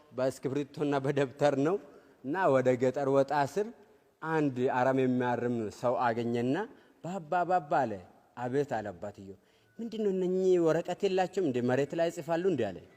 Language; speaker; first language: Amharic; non-native, local second language; Oromo